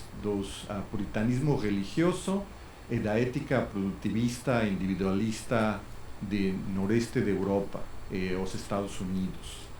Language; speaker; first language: Portuguese; non-native, learner; Spanish